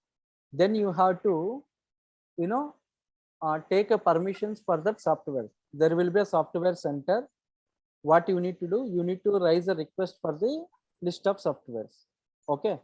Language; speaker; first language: English; non-native, local second language; Telugu